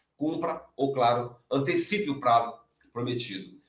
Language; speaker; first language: Portuguese; native; Portuguese